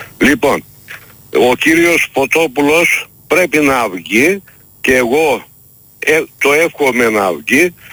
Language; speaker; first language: Greek; non-native, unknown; Turkish